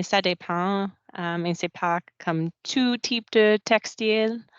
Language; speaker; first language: French; non-native, local second language; English